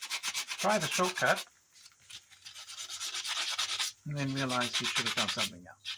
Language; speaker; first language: English; native; English